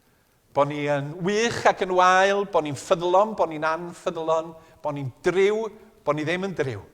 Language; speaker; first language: Welsh; native; Welsh